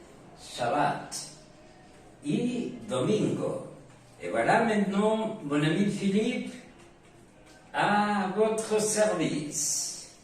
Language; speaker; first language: French; non-native, fluent; Spanish